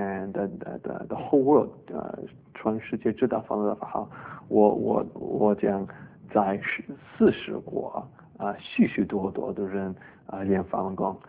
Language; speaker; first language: Chinese; early bilingual, heritage; Chinese